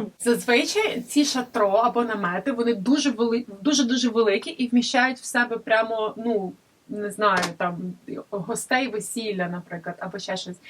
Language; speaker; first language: Ukrainian; native; Ukrainian